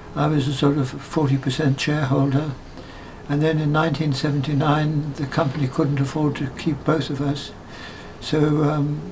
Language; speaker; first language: English; native; English